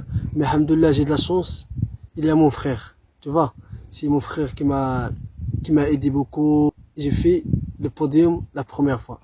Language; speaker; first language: French; non-native, local second language; Arabic